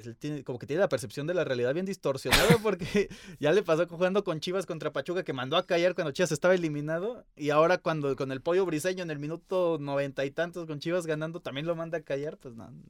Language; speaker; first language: Spanish; native; Spanish